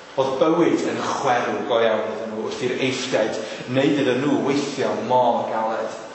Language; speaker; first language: Welsh; native; Welsh